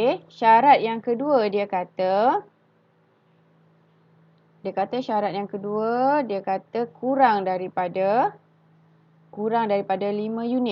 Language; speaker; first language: Malay; native; Malay